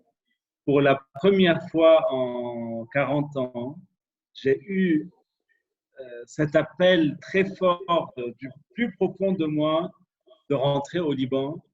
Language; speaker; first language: French; non-native, local second language; Arabic